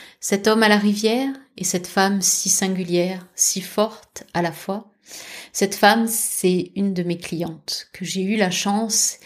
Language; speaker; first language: French; native; French